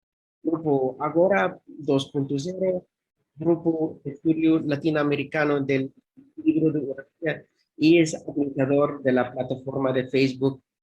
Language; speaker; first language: Spanish; non-native, fluent; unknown